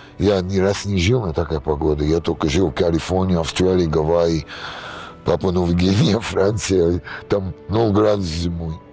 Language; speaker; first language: Russian; non-native, learner; English